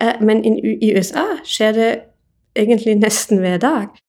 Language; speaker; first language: Norwegian; non-native, fluent; English